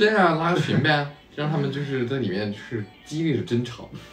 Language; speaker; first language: Chinese; native; Chinese